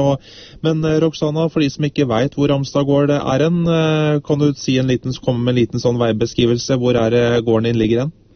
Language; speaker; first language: Norwegian; native; Norwegian